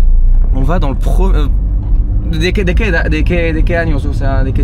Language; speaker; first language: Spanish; non-native, fluent; French